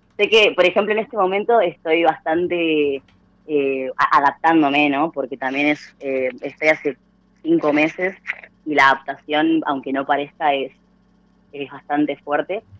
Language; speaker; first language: Spanish; native; Spanish